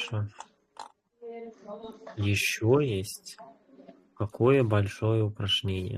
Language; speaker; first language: Russian; non-native, local second language; Uzbek